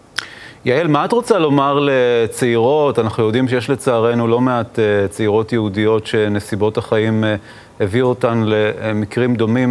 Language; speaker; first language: Hebrew; native; Hebrew